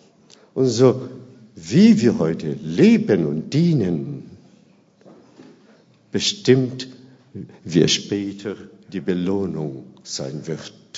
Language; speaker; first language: German; non-native, fluent; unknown